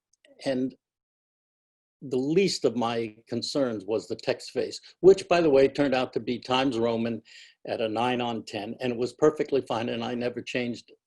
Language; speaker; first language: English; native; English